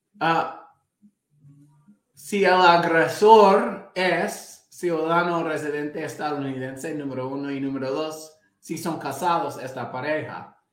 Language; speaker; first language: Spanish; non-native, fluent; English